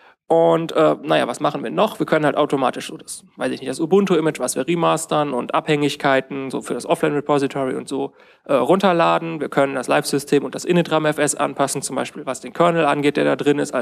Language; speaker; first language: German; native; German